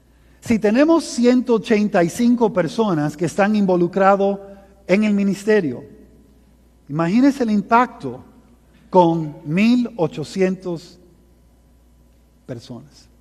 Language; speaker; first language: Spanish; early bilingual, heritage; Spanish